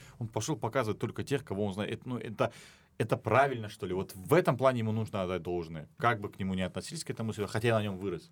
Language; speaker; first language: Russian; non-native, local second language; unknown